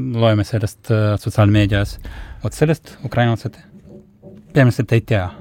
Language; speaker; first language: Estonian; non-native, local second language; Russian